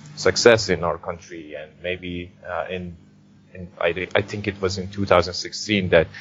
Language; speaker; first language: English; non-native, fluent; Persian